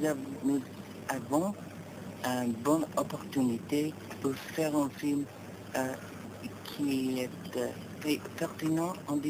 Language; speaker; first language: French; non-native, learner; English